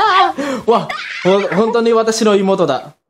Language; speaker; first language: Japanese; non-native, learner; Indonesian